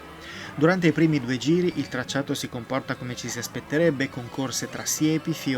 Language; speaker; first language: Italian; native; Italian